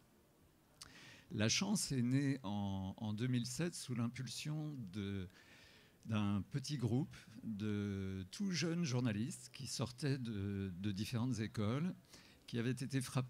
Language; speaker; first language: French; native; French